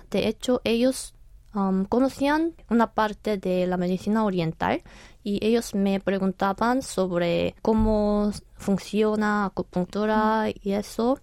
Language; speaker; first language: Spanish; non-native, fluent; Korean